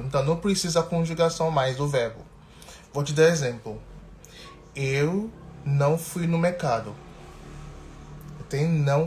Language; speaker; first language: Portuguese; non-native, fluent; English